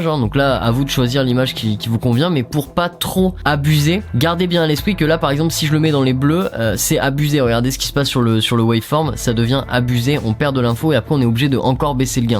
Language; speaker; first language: French; native; French